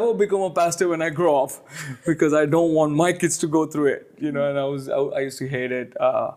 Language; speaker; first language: English; non-native, local second language; Telugu